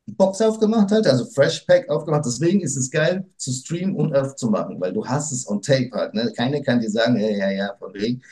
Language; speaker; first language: German; early bilingual, other home language; Portuguese